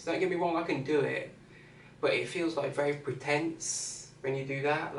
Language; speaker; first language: English; native; English